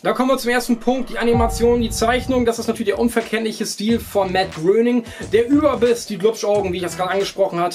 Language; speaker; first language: German; native; German